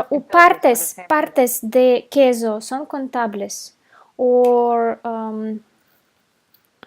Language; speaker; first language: Spanish; non-native, fluent; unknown